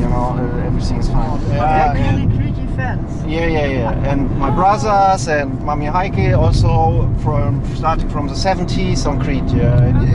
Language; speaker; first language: English; non-native, learner; German